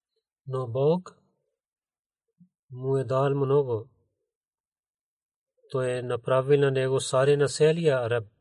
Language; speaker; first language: Bulgarian; non-native, fluent; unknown